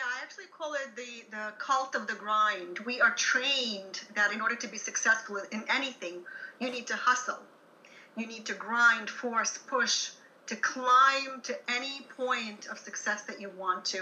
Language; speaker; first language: English; non-native, fluent; Ukrainian